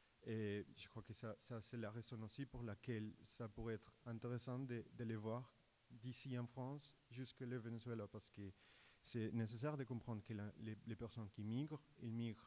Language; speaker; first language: French; non-native, fluent; Spanish